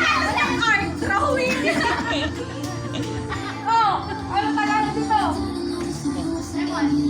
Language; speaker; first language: Filipino; non-native, local second language; Cebuano